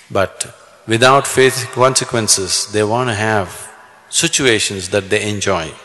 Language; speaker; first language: English; non-native, local second language; Kannada